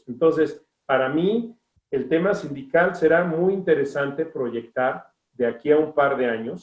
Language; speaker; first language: Spanish; native; Spanish